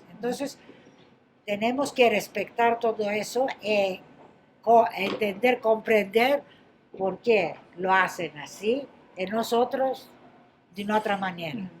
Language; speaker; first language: Spanish; non-native, fluent; Greek